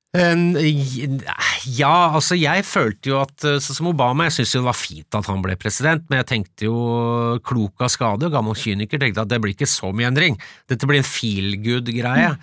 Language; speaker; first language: Norwegian; early bilingual, other home language; English